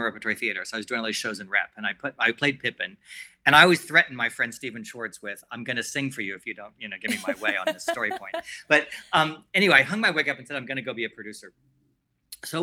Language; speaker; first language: English; native; English